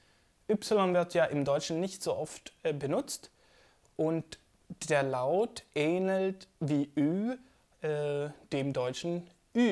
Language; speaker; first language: German; non-native, fluent; Swedish